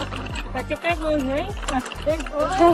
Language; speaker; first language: Portuguese; native; Portuguese